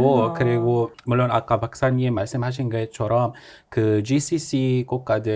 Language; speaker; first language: Korean; non-native, fluent; Arabic